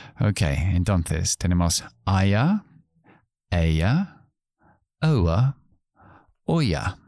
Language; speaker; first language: Spanish; non-native, fluent; English